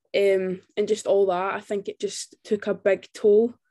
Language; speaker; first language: English; native; English